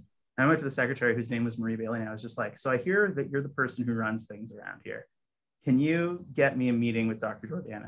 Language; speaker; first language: English; native; English